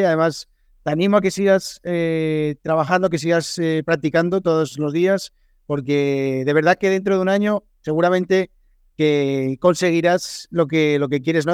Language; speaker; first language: Spanish; native; Spanish